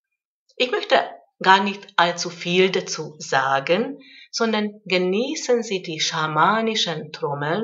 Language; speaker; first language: German; non-native, fluent; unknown